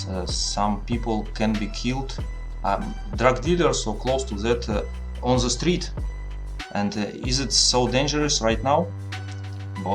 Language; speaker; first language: English; non-native, learner; Russian